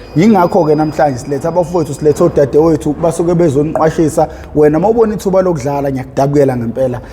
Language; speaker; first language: Zulu; native; Zulu